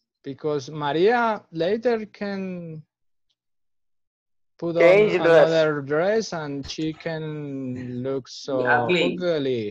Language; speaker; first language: English; non-native, fluent; Spanish